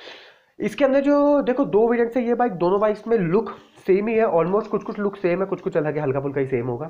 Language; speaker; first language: Hindi; native; Hindi